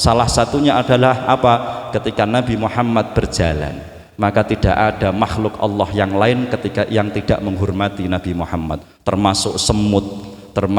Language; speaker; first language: Indonesian; non-native, local second language; Javanese